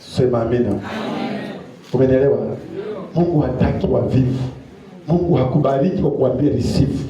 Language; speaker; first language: Swahili; non-native, local second language; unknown